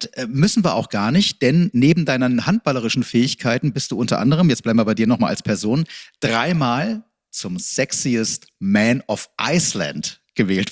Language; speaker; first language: German; native; German